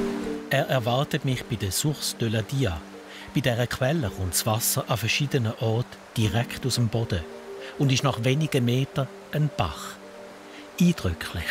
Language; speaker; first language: German; native; German